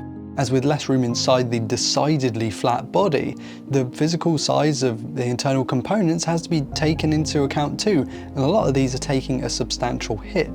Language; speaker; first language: English; native; English